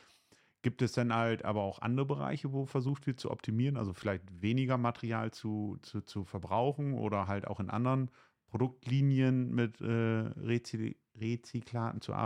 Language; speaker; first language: German; native; German